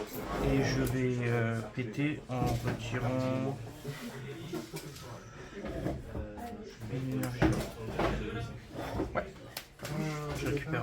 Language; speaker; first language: French; native; French